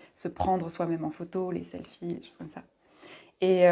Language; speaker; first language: French; native; French